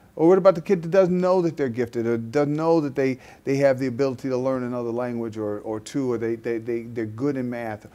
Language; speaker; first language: English; native; English